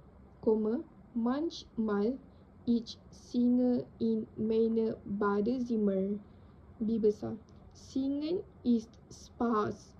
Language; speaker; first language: German; non-native, learner; Indonesian